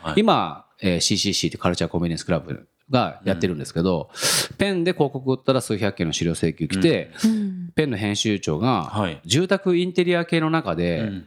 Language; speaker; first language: Japanese; native; Japanese